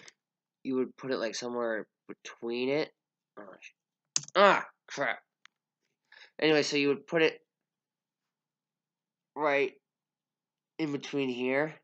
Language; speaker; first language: English; native; English